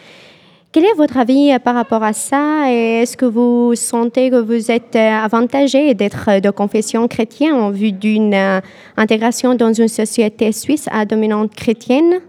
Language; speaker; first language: French; non-native, fluent; Arabic